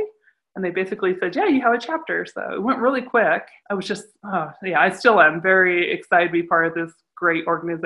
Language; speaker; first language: English; native; English